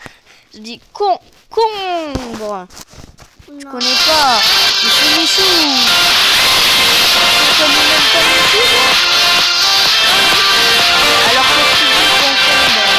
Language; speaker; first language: French; native; French